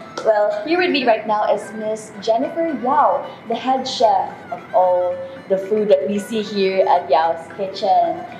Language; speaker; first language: English; non-native, local second language; Filipino